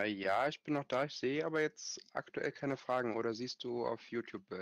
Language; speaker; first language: German; native; German